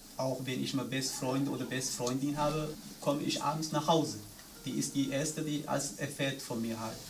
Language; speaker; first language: German; non-native, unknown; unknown